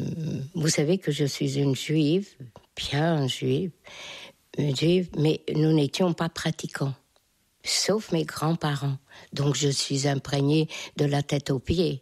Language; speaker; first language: French; non-native, fluent; Hungarian